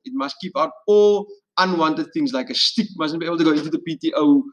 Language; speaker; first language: English; non-native, local second language; Afrikaans